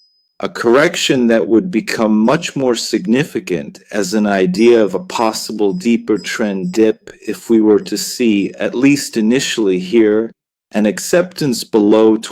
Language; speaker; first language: English; non-native, fluent; Italian